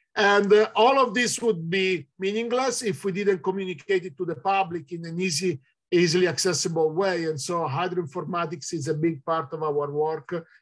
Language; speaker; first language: English; non-native, fluent; Italian